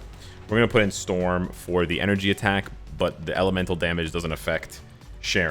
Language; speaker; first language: English; native; English